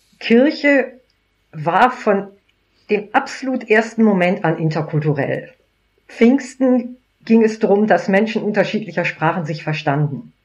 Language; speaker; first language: German; native; German